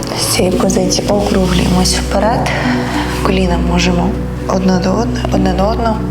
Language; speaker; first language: Ukrainian; native; Ukrainian